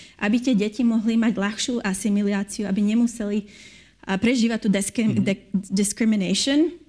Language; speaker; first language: Slovak; early bilingual, heritage; Slovak